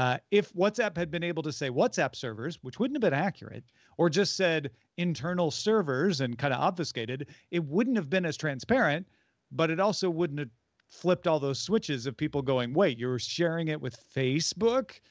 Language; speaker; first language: English; native; English